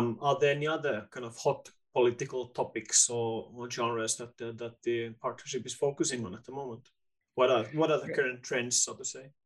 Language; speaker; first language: English; non-native, fluent; Finnish